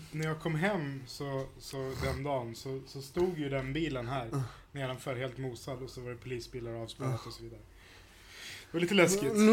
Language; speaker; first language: Swedish; native; Swedish